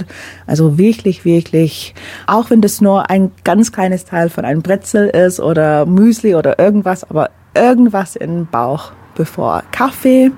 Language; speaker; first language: German; non-native, fluent; English